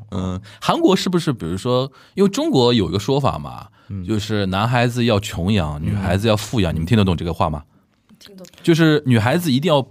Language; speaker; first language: Chinese; native; Chinese